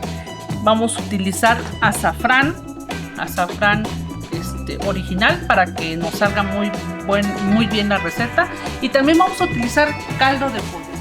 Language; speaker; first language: Spanish; native; Spanish